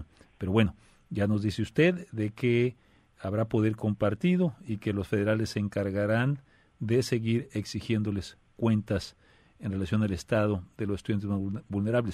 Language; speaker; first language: Spanish; native; Spanish